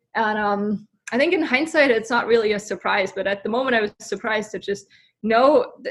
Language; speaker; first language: English; non-native, fluent; German